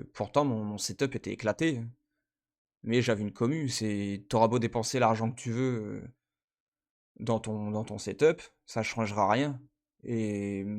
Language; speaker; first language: French; native; French